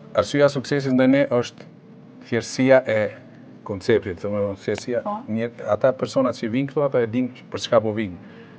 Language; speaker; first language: Albanian; early bilingual, other home language; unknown